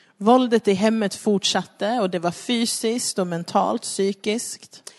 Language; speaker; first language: Swedish; non-native, fluent; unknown